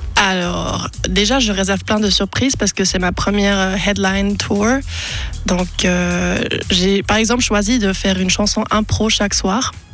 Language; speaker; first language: French; non-native, local second language; German